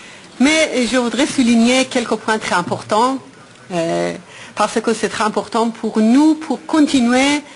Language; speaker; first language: French; non-native, fluent; Persian